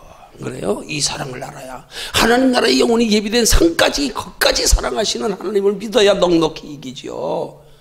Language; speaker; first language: Korean; native; Korean